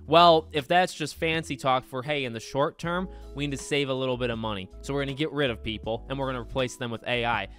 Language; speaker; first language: English; native; English